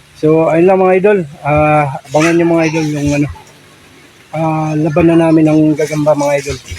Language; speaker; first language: Filipino; native; Filipino